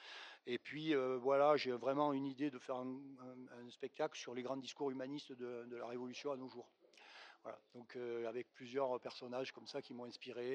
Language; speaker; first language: French; native; French